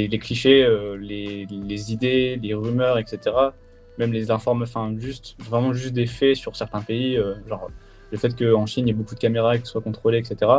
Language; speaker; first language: French; native; French